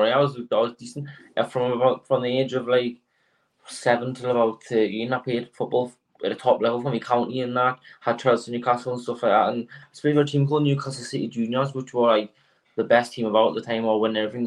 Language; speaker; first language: English; native; English